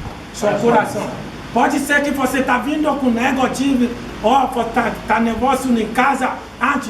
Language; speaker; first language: Portuguese; non-native, fluent; Yoruba